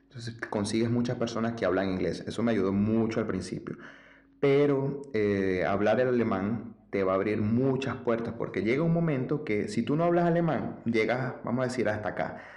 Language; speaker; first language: Spanish; native; Spanish